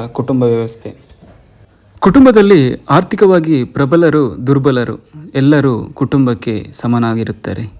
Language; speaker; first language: Kannada; non-native, local second language; Tulu